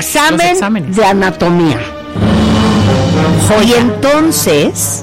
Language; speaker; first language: Spanish; native; Spanish